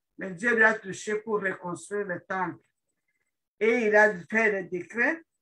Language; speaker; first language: French; non-native, local second language; Lingala